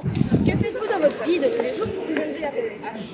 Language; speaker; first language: French; native; French